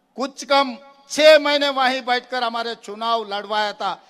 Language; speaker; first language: Hindi; non-native, local second language; Telugu